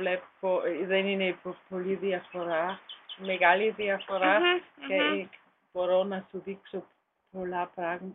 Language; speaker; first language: Greek; non-native, learner; German